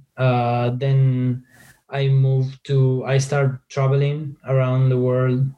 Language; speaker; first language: English; non-native, fluent; Spanish